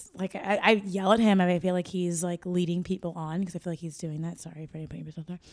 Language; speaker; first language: English; native; English